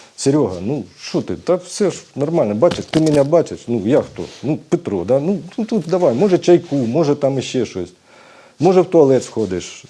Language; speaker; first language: Ukrainian; native; Ukrainian